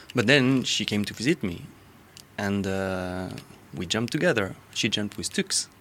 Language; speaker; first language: English; non-native, fluent; French